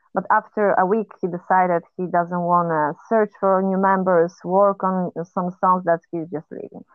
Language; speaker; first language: English; non-native, fluent; Polish